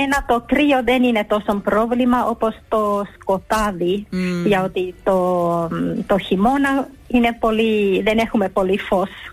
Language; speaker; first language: Greek; early bilingual, heritage; Finnish